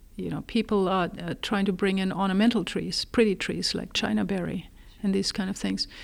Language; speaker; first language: English; non-native, fluent; German